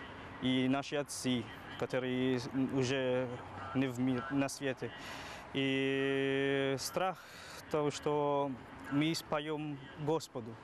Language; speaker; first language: Russian; non-native, learner; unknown